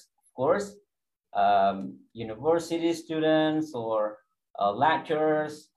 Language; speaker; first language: English; non-native, fluent; Indonesian